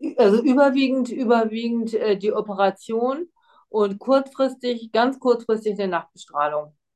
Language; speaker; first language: German; native; German